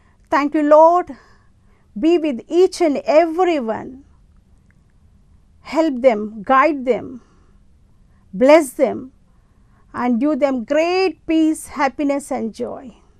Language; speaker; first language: English; non-native, local second language; Telugu